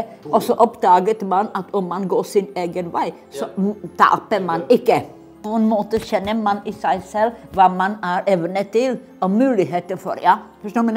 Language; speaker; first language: Norwegian; non-native, fluent; Czech